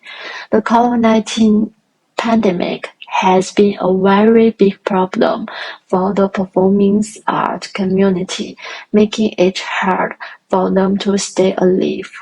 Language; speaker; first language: English; non-native, learner; Chinese